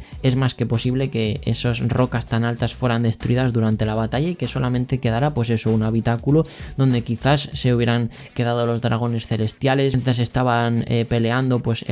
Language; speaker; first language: Spanish; native; Spanish